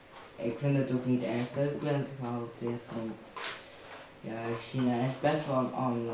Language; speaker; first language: Dutch; early bilingual, other home language; Chinese